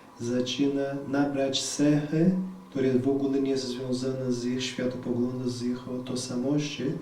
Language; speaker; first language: Polish; non-native, fluent; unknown